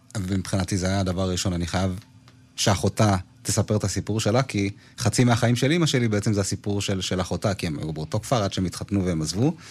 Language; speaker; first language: Hebrew; early bilingual, other home language; Amharic